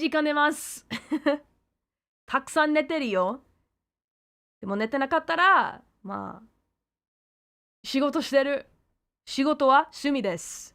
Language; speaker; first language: Japanese; non-native, fluent; English